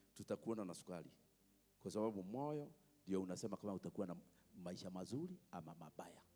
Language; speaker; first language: Swahili; non-native, local second language; Kikuyu